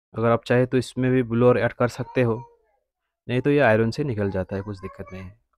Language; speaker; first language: Hindi; non-native, local second language; Bangla